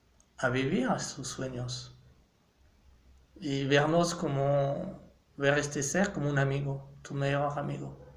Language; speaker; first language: Spanish; non-native, fluent; French